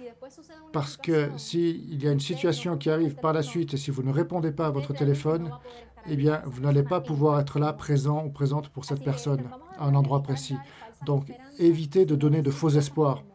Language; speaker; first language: French; native; French